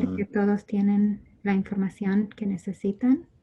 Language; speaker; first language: Spanish; non-native, learner; English